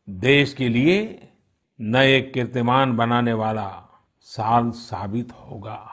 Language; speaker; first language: Hindi; non-native, local second language; Gujarati